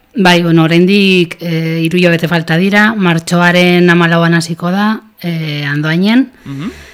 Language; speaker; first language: Basque; non-native, local second language; Spanish